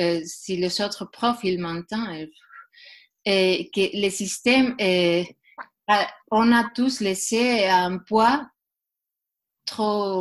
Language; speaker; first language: French; non-native, learner; Spanish